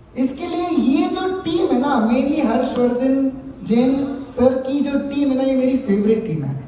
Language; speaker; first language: Hindi; native; Hindi